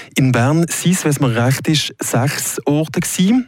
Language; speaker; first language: German; native; German